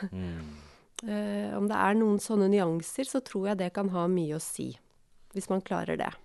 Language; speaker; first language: Norwegian; native; Norwegian